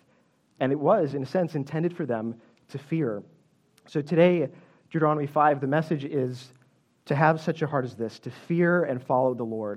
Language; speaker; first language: English; native; English